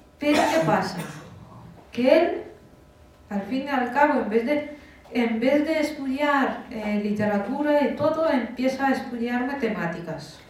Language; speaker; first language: Spanish; non-native, fluent; Russian